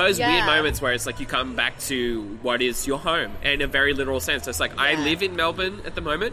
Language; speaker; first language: English; native; English